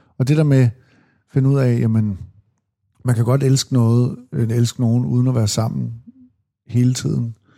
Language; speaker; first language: Danish; native; Danish